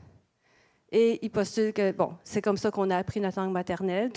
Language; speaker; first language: French; native; French